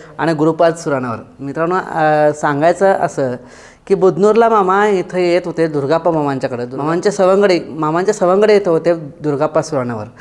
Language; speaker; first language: Marathi; native; Marathi